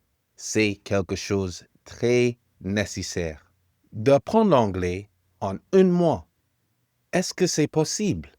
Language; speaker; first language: French; non-native, fluent; English